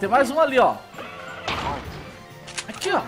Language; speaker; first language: Portuguese; native; Portuguese